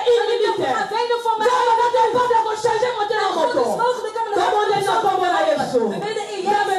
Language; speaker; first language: Dutch; non-native, learner; French